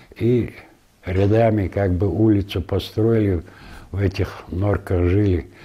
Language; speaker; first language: Russian; non-native, local second language; Ingush